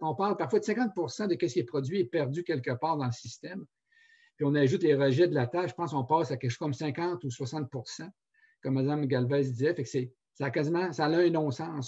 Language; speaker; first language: French; native; French